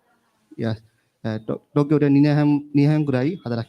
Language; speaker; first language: Japanese; non-native, learner; Burmese